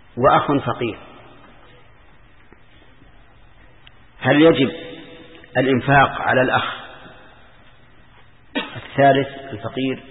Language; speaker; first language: Arabic; native; Arabic